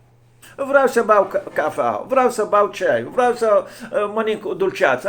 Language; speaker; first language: Romanian; non-native, fluent; Arabic